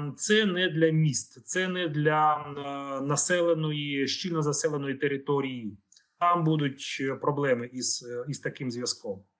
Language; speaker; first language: Ukrainian; native; Ukrainian